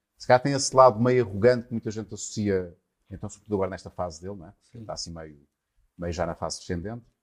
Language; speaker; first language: Portuguese; native; Portuguese